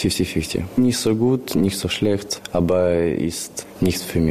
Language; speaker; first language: German; non-native, learner; Ukrainian